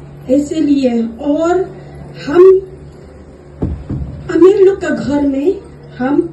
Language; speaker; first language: Hindi; non-native, local second language; Khasi